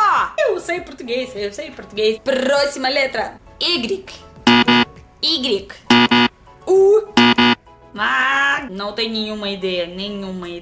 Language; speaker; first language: Portuguese; non-native, learner; Russian